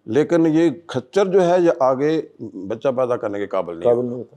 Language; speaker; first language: Urdu; native; Urdu